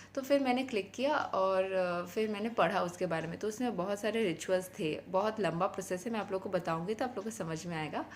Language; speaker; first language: Hindi; non-native, local second language; Bangla